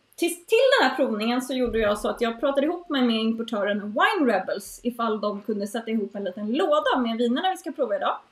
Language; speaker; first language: Swedish; native; Swedish